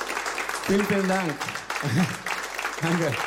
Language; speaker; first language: German; non-native, learner; English